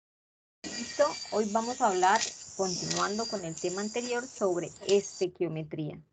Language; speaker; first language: Spanish; native; Spanish